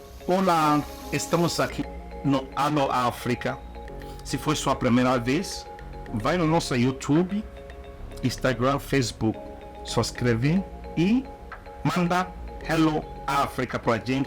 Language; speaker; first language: Portuguese; non-native, learner; Igbo